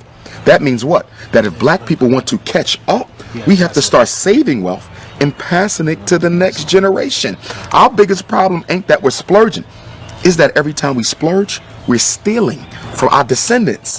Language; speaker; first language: English; native; English